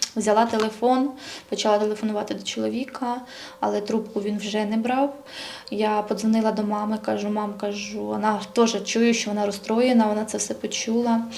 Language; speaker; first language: Ukrainian; native; Ukrainian